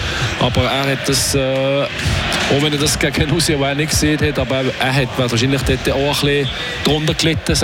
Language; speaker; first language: German; native; German